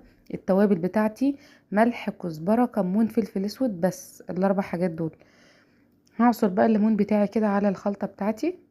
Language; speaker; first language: Arabic; native; Arabic